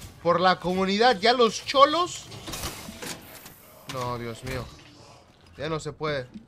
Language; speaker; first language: Spanish; early bilingual, heritage; Spanish